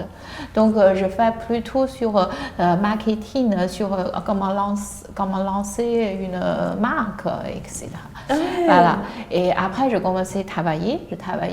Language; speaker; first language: French; non-native, learner; Chinese